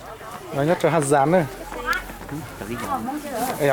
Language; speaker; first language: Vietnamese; non-native, local second language; Hmong